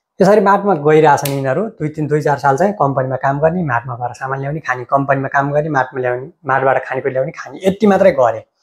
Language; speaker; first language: Nepali; native; Nepali